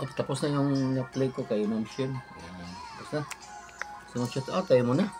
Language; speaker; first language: Filipino; non-native, local second language; Cebuano